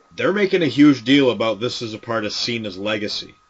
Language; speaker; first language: English; native; English